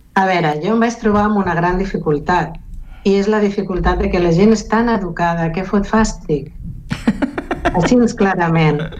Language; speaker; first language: Catalan; non-native, local second language; Galician